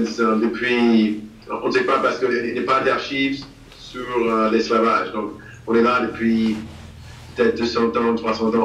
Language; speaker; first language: French; non-native, fluent; English